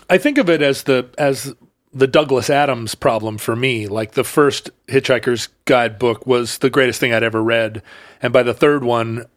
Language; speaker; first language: English; native; English